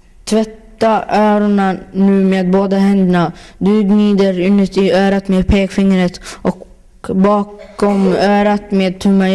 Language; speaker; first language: Swedish; early bilingual, other home language; Somali